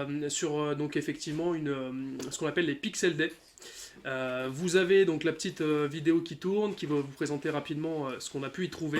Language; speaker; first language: French; native; French